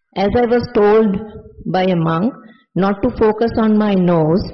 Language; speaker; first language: English; non-native, local second language; Sinhala